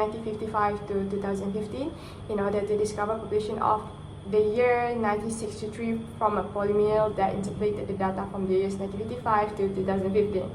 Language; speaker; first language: English; non-native, local second language; Malay